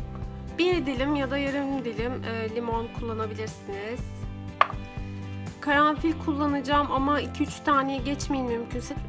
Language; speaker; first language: Turkish; native; Turkish